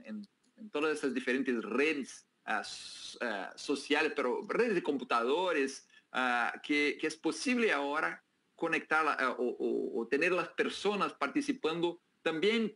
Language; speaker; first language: Spanish; non-native, fluent; Portuguese